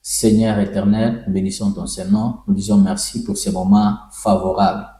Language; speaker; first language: French; non-native, local second language; Swahili